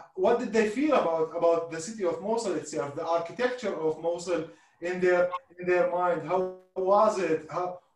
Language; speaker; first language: English; non-native, fluent; Arabic